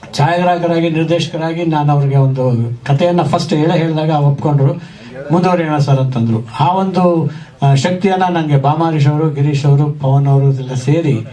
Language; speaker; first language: Kannada; native; Kannada